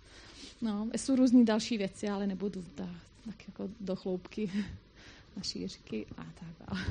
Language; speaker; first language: Czech; non-native, fluent; Croatian